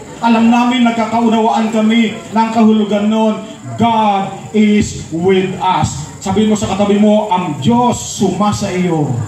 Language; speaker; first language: Filipino; non-native, local second language; Pampanga